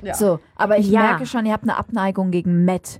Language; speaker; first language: German; native; German